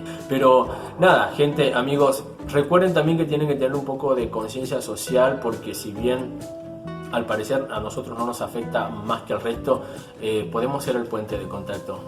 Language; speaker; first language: Spanish; native; Spanish